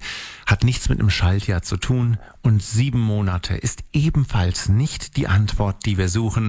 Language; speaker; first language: German; native; German